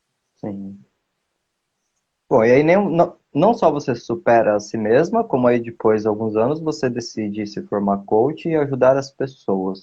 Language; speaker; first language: Portuguese; native; Portuguese